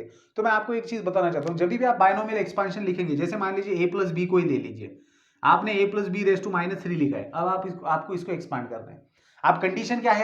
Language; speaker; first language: Hindi; native; Hindi